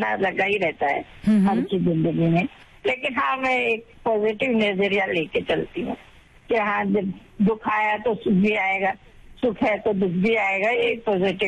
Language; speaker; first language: Hindi; native; Hindi